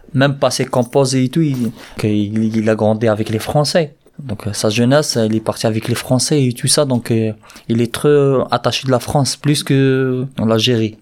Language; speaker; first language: French; non-native, local second language; Arabic